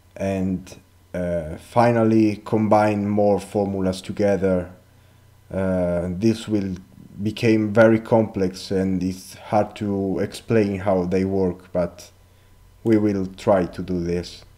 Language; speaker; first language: English; non-native, learner; Italian